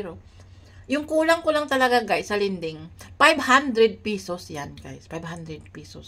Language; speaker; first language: Filipino; native; Filipino